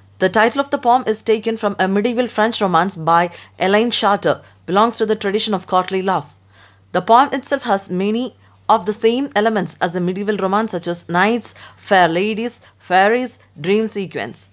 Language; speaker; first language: English; non-native, local second language; Malayalam